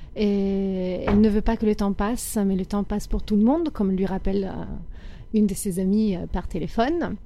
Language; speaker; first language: French; non-native, fluent; Italian